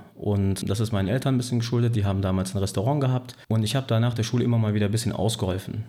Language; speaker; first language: German; early bilingual, other home language; Turkish